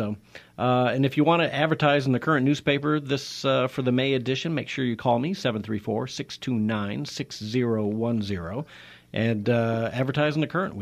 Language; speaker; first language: English; native; English